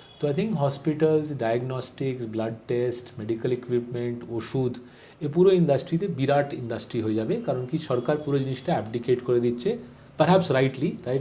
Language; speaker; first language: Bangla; early bilingual, heritage; Bangla